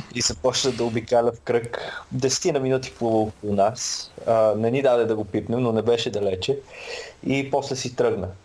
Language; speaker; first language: Bulgarian; native; Bulgarian